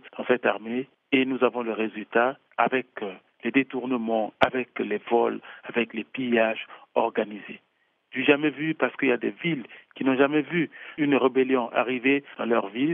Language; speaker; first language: French; non-native, local second language; Sango